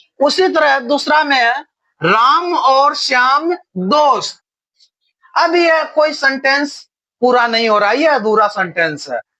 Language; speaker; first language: Hindi; native; Hindi